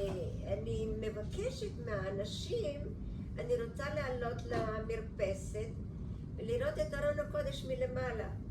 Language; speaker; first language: Hebrew; early bilingual, other home language; Bulgarian